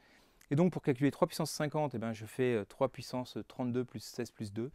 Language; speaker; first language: French; native; French